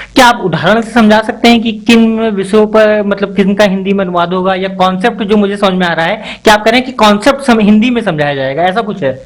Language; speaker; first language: Hindi; native; Hindi